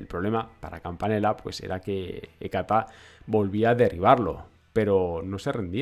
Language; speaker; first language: Spanish; native; Spanish